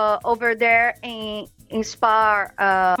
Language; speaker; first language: English; non-native, learner; Portuguese